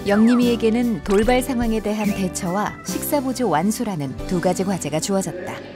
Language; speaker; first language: Korean; native; Korean